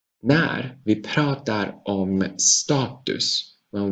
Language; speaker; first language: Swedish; non-native, fluent; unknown